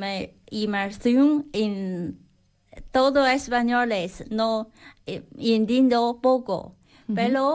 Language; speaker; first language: Spanish; non-native, learner; Chinese